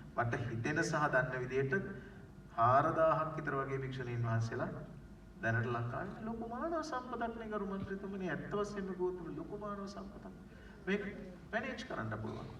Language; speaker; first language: Sinhala; native; Sinhala